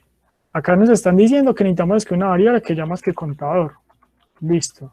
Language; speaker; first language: Spanish; native; Spanish